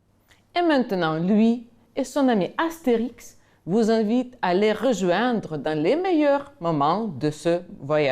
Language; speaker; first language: French; non-native, fluent; Ukrainian